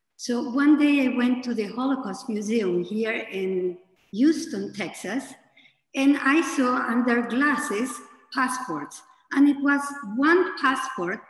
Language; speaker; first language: English; non-native, fluent; Spanish